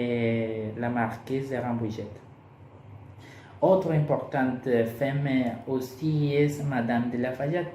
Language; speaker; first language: French; non-native, learner; Spanish